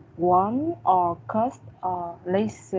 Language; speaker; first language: English; non-native, learner; Vietnamese